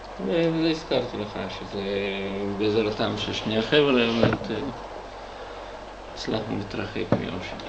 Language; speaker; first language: Hebrew; non-native, fluent; Czech